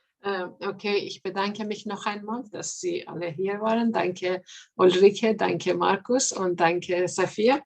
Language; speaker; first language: German; non-native, fluent; Persian